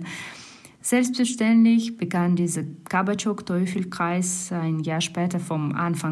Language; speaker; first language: German; non-native, fluent; Russian